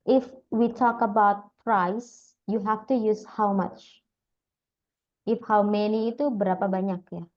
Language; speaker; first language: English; non-native, fluent; Indonesian